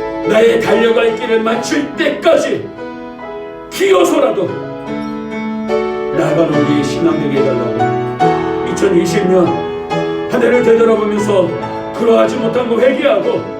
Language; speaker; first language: Korean; native; Korean